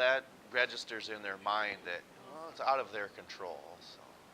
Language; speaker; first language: English; native; English